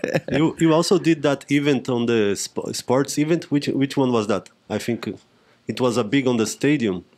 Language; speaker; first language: English; non-native, fluent; Portuguese